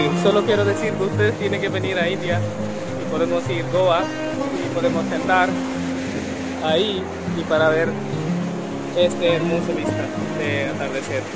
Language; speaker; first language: Spanish; non-native, learner; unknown